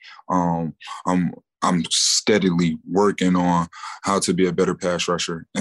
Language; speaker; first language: English; native; English